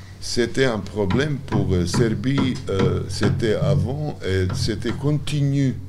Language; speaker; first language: French; non-native, learner; Serbian